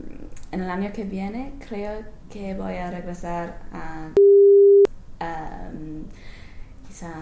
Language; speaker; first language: Spanish; non-native, learner; English